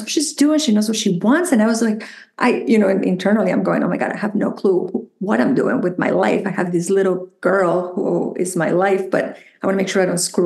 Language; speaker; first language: English; non-native, fluent; Spanish